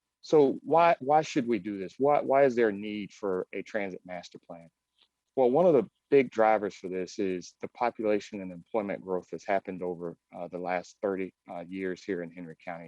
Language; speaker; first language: English; native; English